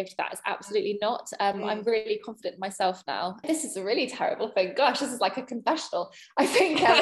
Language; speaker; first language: English; native; English